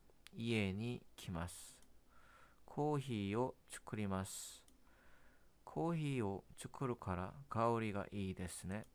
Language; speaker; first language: Japanese; non-native, learner; Korean